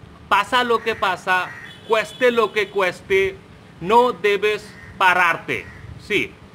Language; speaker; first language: Spanish; non-native, fluent; Hindi